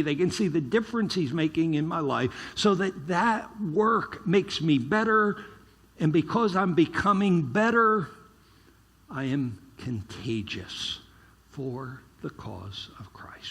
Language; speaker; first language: English; native; English